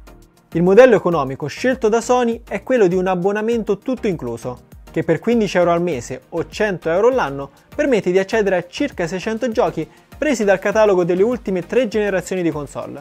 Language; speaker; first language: Italian; native; Italian